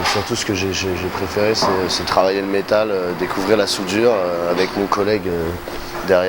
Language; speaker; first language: French; native; French